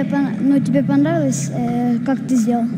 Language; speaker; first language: Russian; early bilingual, heritage; Russian